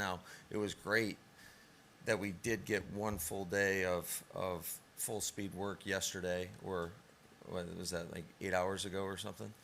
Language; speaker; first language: English; native; English